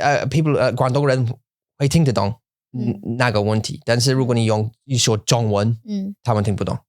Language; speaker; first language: Chinese; non-native, learner; English